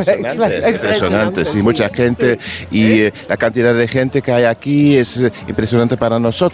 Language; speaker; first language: Spanish; non-native, learner; Dutch